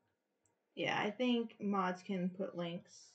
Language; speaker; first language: English; native; English